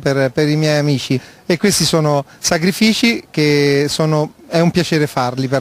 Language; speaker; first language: Italian; native; Italian